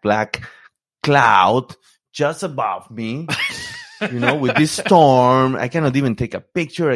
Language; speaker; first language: English; non-native, fluent; Spanish